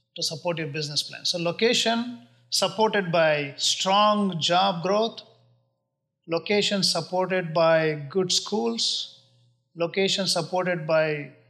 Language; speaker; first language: English; non-native, local second language; Kannada